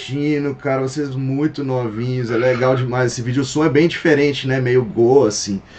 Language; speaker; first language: Portuguese; native; Portuguese